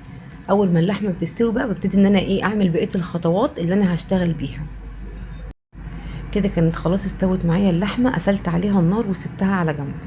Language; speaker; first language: Arabic; native; Arabic